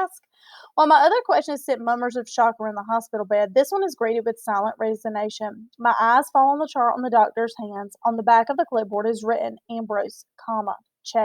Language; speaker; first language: English; native; English